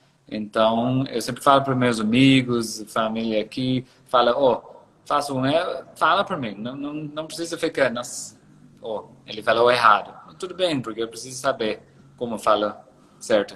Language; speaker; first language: Portuguese; non-native, fluent; English